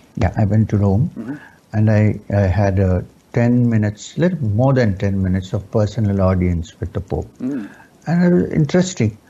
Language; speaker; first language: English; non-native, local second language; Urdu